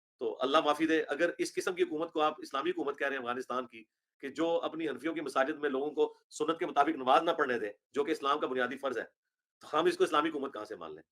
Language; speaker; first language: Urdu; non-native, local second language; Punjabi